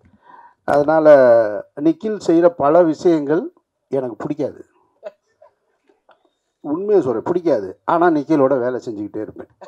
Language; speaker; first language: Tamil; native; Tamil